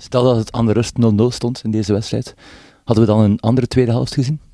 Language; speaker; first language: Dutch; native; Dutch